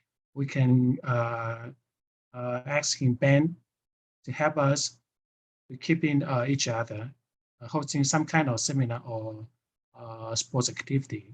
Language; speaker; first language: English; non-native, fluent; Chinese